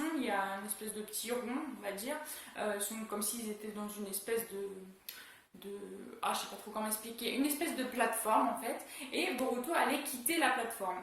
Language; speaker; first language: French; native; French